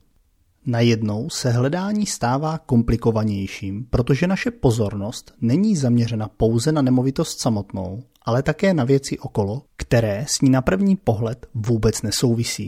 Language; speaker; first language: Czech; native; Czech